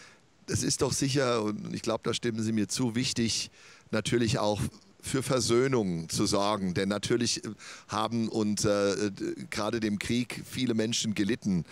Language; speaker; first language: German; native; German